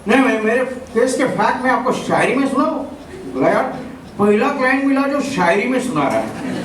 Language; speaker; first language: Hindi; non-native, local second language; Marathi